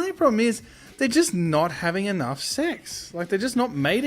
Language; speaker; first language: English; native; English